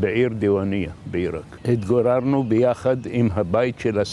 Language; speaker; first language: Hebrew; non-native, fluent; Arabic